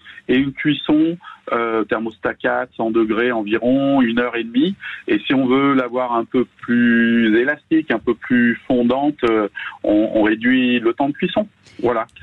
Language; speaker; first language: French; native; French